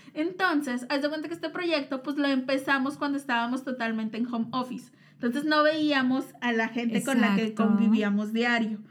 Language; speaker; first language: Spanish; native; Spanish